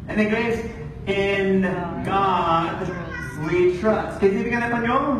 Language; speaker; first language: Spanish; non-native, fluent; English